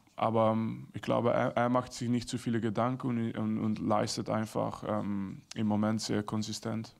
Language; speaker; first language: German; non-native, fluent; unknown